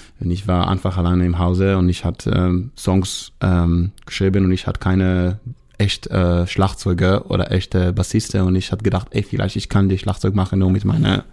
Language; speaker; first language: German; non-native, learner; Hebrew